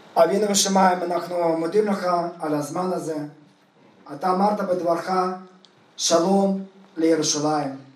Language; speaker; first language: Hebrew; non-native, fluent; Russian